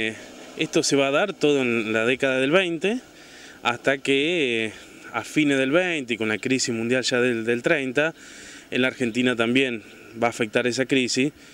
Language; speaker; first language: Spanish; native; Spanish